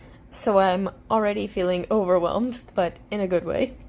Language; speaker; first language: English; native; English